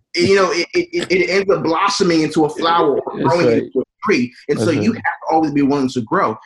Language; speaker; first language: English; native; English